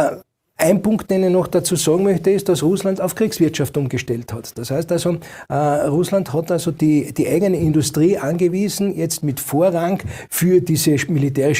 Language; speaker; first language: German; native; German